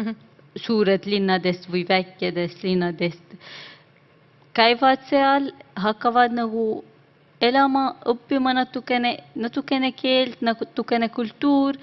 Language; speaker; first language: Estonian; non-native, learner; Arabic